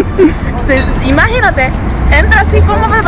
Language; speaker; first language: Spanish; non-native, fluent; Portuguese